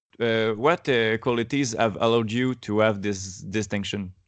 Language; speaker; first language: English; non-native, learner; French